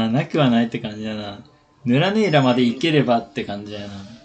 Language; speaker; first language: Japanese; native; Japanese